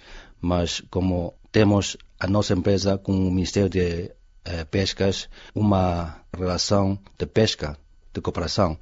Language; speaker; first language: Portuguese; non-native, fluent; Chinese